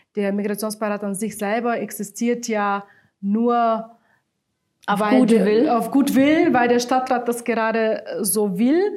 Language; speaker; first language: German; non-native, fluent; Bulgarian